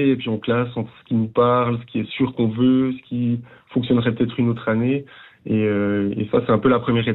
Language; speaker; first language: French; native; French